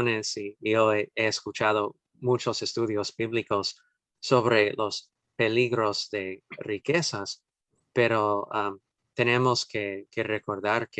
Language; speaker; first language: Spanish; non-native, fluent; English